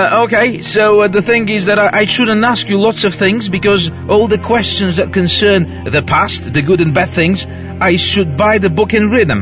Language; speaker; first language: English; non-native, fluent; Bulgarian